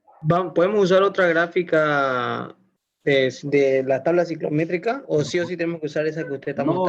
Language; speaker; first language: Spanish; native; Spanish